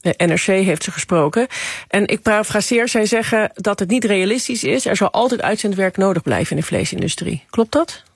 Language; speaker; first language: Dutch; native; Dutch